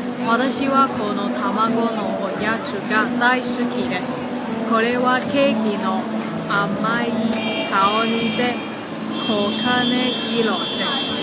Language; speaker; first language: Japanese; non-native, learner; Cantonese